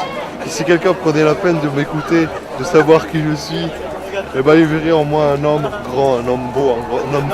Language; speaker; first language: French; native; French